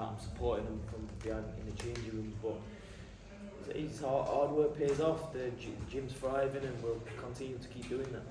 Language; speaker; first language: English; native; English